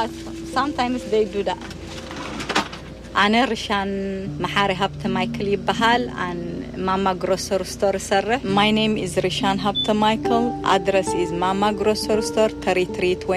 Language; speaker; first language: English; non-native, fluent; Tigrinya